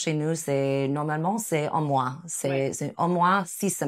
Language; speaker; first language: French; non-native, fluent; English